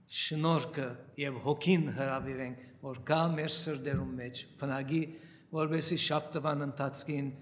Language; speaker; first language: Armenian; early bilingual, heritage; Armenian